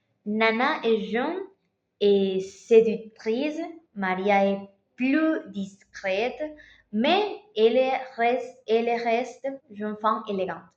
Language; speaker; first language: French; non-native, learner; Spanish